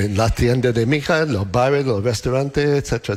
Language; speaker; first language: Spanish; non-native, learner; English